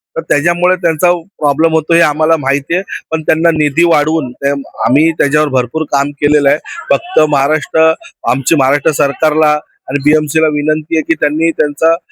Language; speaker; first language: Marathi; native; Marathi